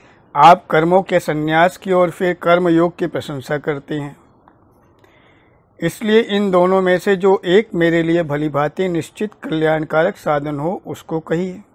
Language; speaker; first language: Hindi; native; Hindi